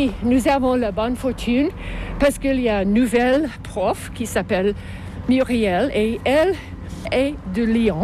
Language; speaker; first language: French; non-native, local second language; English